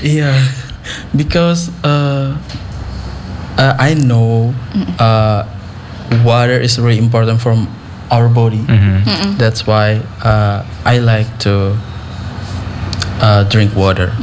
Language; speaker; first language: English; non-native, learner; Indonesian